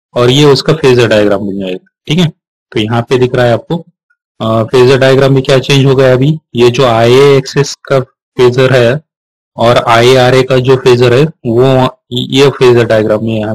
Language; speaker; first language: Hindi; non-native, local second language; Marathi